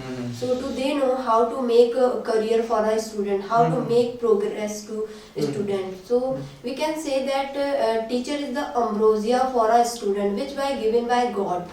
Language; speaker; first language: English; non-native, learner; Hindi